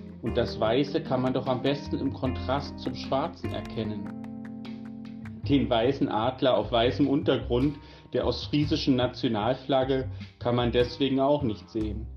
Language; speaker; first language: German; native; German